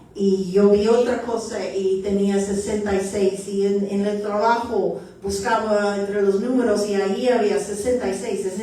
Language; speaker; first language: Spanish; early bilingual, heritage; Spanish